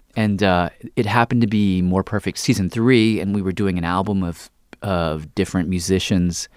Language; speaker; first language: English; native; English